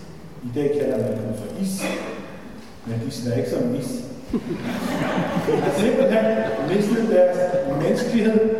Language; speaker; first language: Danish; non-native, fluent; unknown